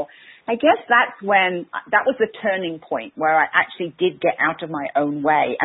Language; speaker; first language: English; native; English